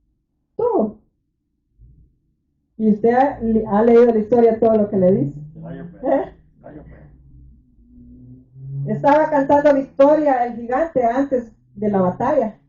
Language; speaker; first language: Spanish; native; Spanish